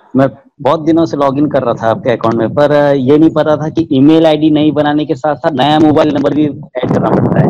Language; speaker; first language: Hindi; non-native, local second language; Marathi